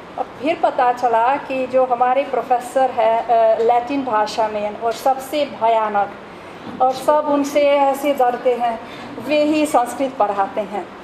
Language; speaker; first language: Hindi; non-native, fluent; Hungarian